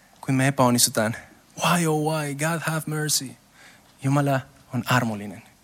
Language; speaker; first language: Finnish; non-native, learner; Spanish